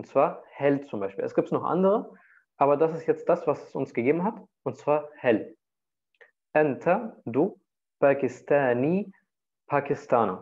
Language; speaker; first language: German; early bilingual, other home language; Turkish